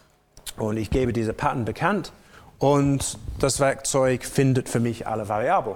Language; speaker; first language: German; non-native, fluent; English